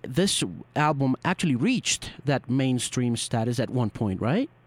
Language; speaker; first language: English; non-native, fluent; Spanish